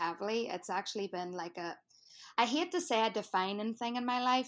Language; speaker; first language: English; native; English